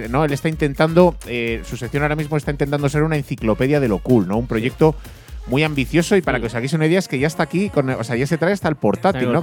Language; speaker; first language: Spanish; native; Spanish